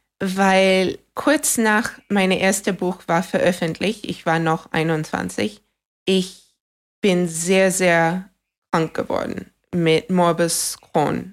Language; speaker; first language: German; non-native, fluent; English